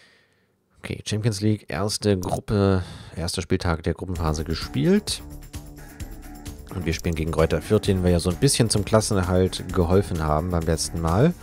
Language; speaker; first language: German; native; German